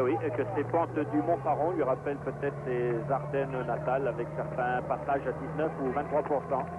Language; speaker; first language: French; native; French